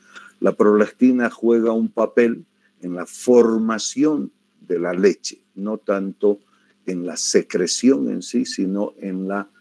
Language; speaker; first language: Spanish; native; Spanish